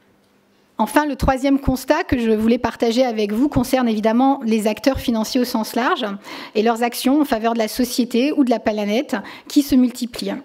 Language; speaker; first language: French; native; French